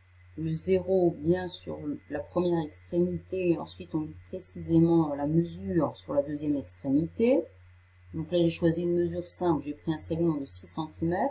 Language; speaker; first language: French; native; French